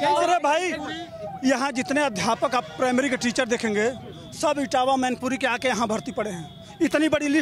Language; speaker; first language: Hindi; native; Hindi